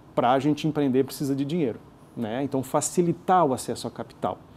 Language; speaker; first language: Portuguese; native; Portuguese